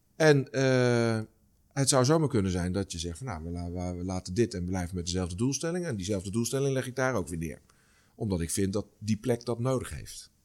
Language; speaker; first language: Dutch; native; Dutch